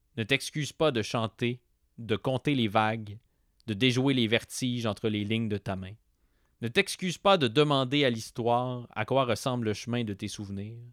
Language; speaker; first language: French; native; French